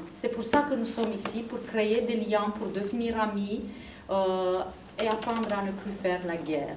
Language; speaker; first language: French; non-native, fluent; Italian